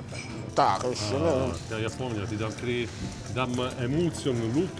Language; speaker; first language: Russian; non-native, learner; Italian